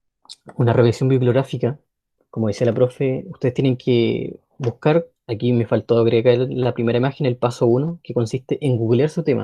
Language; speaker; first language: Spanish; native; Spanish